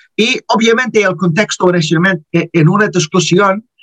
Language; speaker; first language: Spanish; non-native, learner; English